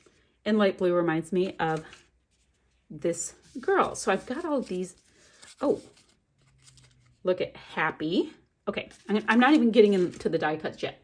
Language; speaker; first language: English; native; English